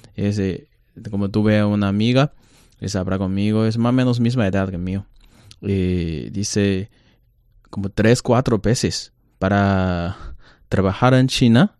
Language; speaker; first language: Spanish; non-native, learner; Chinese